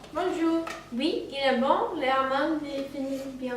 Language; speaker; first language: French; non-native, learner; Swedish